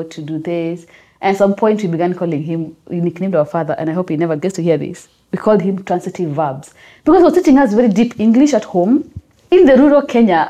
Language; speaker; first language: English; non-native, local second language; Kamba